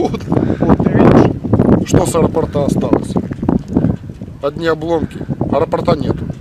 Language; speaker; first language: Russian; native; Russian